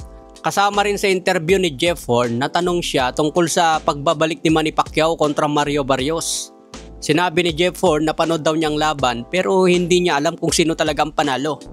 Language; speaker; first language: Filipino; native; Filipino